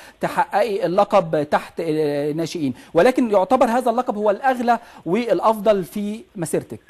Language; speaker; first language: Arabic; native; Arabic